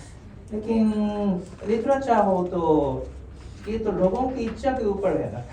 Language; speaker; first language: Hindi; non-native, fluent; Japanese